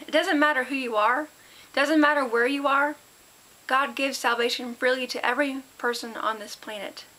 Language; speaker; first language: English; native; English